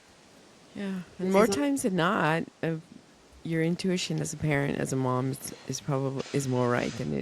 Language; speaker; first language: English; early bilingual, other home language; Spanish